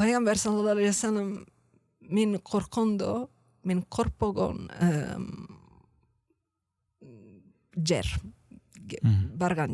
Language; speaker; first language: Kyrgyz; non-native, learner; Italian